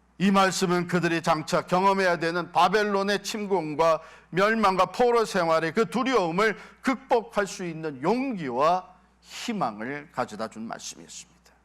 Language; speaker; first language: Korean; native; Korean